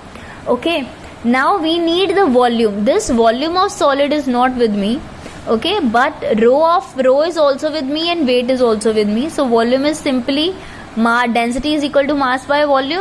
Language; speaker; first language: English; non-native, local second language; Hindi